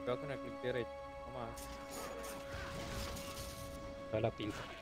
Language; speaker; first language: Spanish; native; Spanish